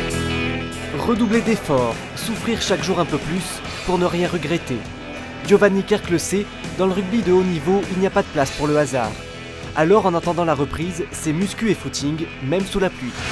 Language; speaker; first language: French; native; French